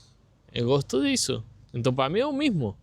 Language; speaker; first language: Portuguese; non-native, learner; Spanish